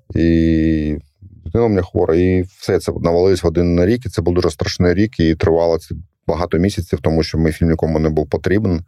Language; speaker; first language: Ukrainian; non-native, local second language; Russian